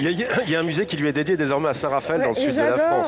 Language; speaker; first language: French; native; French